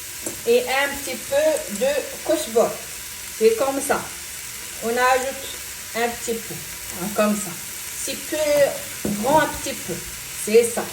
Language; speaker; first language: French; non-native, local second language; Arabic